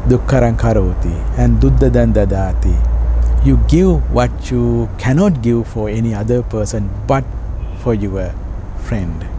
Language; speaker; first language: English; non-native, local second language; Sinhala